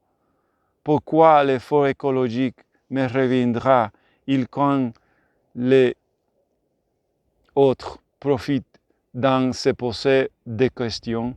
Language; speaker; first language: French; non-native, learner; Spanish